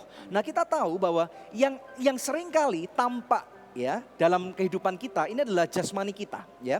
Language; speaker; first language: Indonesian; native; Indonesian